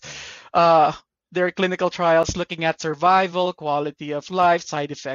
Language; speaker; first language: English; non-native, local second language; Filipino